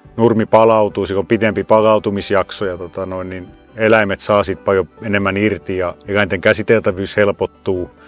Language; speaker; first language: Finnish; native; Finnish